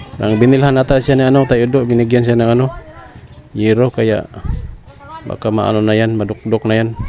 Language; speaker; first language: Filipino; non-native, local second language; Cebuano